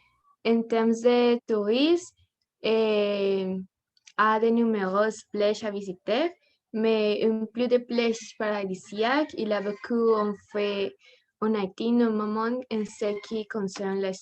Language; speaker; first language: French; non-native, learner; Spanish